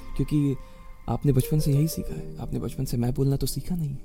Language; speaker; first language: Hindi; native; Hindi